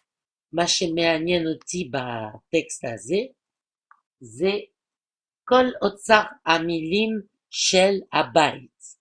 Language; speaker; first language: Hebrew; non-native, learner; French